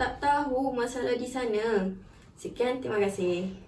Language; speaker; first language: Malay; early bilingual, other home language; Rohingya